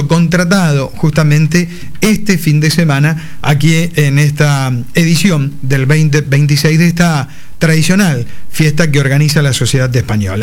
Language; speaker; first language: Spanish; native; Spanish